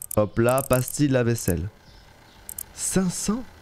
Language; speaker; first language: French; native; French